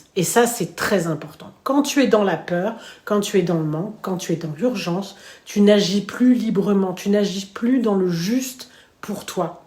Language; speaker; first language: French; native; French